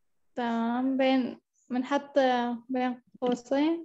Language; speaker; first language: Turkish; non-native, learner; Arabic